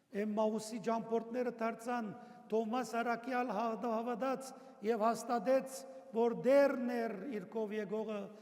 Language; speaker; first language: Armenian; native; Armenian